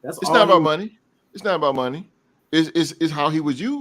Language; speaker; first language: English; native; English